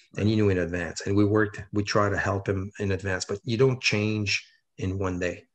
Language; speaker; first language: English; non-native, fluent; French